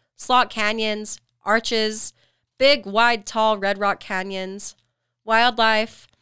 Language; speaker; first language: English; native; English